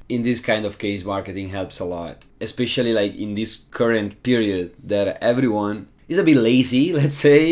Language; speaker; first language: English; non-native, fluent; Italian